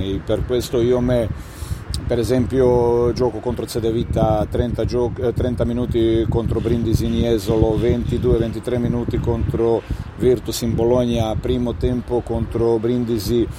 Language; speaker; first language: Italian; non-native, fluent; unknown